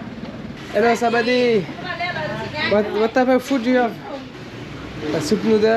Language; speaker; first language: English; non-native, learner; French